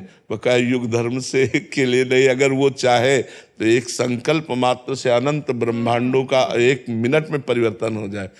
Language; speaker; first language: Hindi; native; Hindi